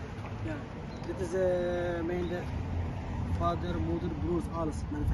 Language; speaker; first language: Dutch; non-native, learner; Uyghur